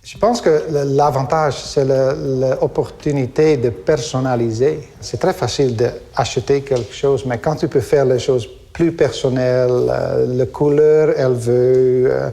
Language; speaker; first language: French; non-native, fluent; Dutch